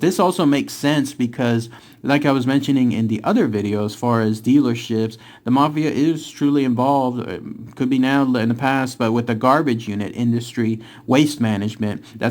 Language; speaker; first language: English; native; English